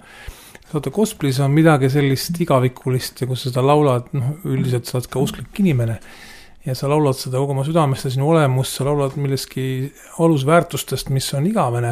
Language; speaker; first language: Estonian; native; Estonian